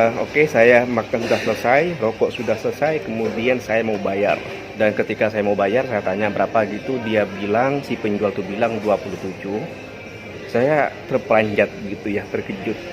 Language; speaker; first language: Indonesian; non-native, local second language; Madurese